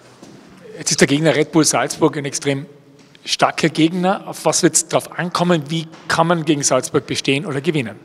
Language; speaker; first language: German; native; German